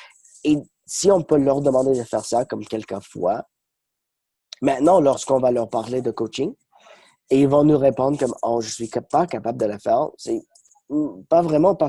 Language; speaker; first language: French; non-native, fluent; English